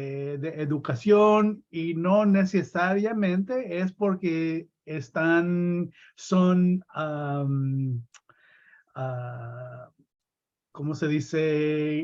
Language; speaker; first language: Spanish; early bilingual, heritage; Spanish